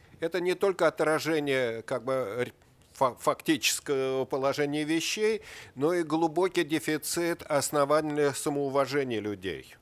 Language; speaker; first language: Russian; native; Russian